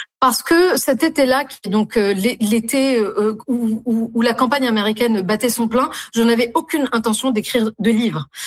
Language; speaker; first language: French; non-native, local second language; Arabic